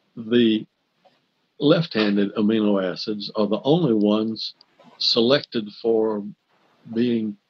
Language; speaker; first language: English; native; English